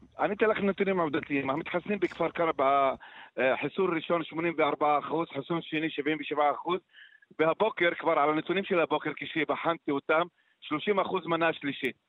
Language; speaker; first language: Hebrew; non-native, local second language; Arabic